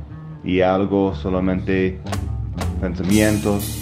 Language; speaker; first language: Spanish; non-native, learner; English